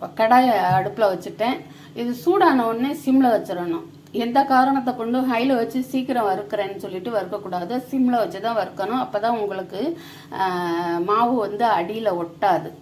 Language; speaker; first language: Tamil; native; Tamil